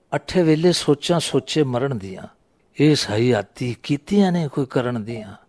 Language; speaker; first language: Punjabi; native; Punjabi